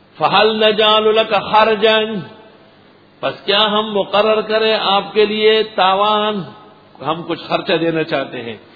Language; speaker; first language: Urdu; non-native, local second language; Pashto